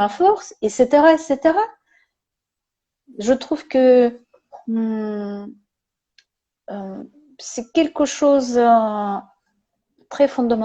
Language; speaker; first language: French; non-native, learner; Russian